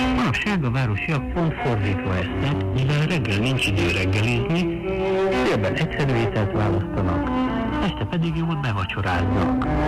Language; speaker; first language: Hungarian; non-native, fluent; Chinese